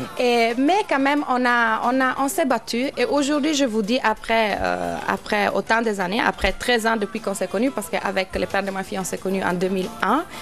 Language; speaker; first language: French; non-native, fluent; Italian